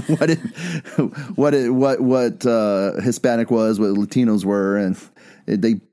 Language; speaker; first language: English; native; English